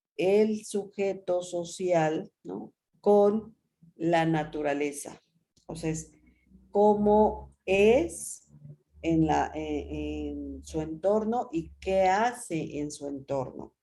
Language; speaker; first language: Spanish; native; Spanish